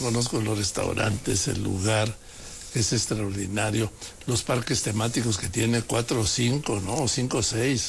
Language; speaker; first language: Spanish; native; Spanish